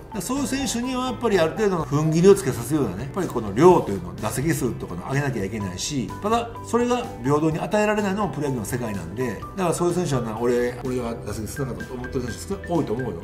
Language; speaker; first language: Japanese; native; Japanese